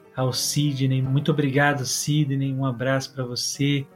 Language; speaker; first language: Portuguese; native; Portuguese